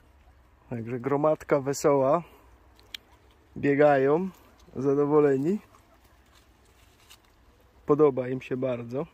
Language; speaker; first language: Polish; native; Polish